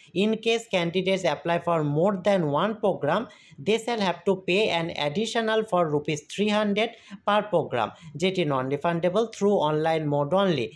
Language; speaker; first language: English; non-native, local second language; Bangla